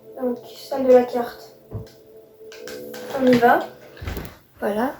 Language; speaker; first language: French; native; French